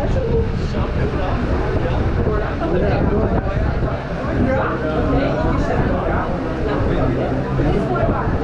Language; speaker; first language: Norwegian; non-native, fluent; English